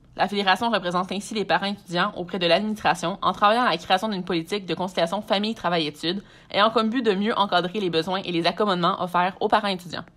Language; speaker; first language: French; native; French